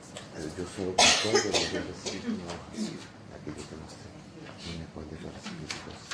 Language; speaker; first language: Spanish; non-native, fluent; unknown